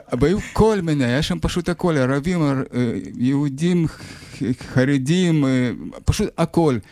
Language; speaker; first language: Hebrew; non-native, fluent; Russian